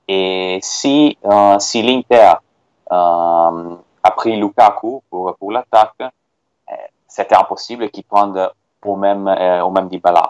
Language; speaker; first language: French; non-native, fluent; Italian